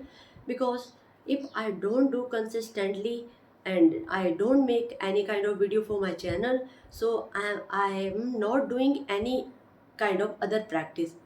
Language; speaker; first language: English; non-native, learner; Hindi